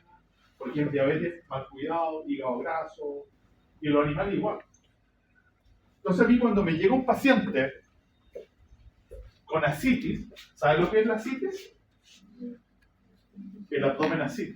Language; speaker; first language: Spanish; native; Spanish